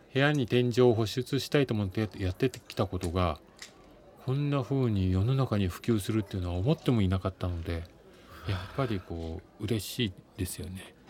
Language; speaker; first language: Japanese; native; Japanese